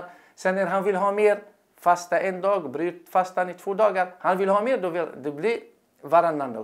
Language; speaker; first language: Swedish; non-native, fluent; Arabic